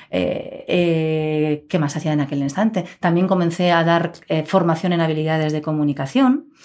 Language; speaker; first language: Spanish; native; Spanish